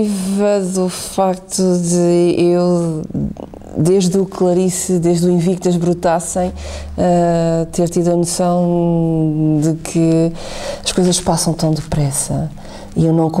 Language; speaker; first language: Portuguese; native; Portuguese